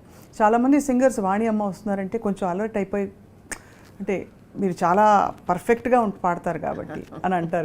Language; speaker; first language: Telugu; native; Telugu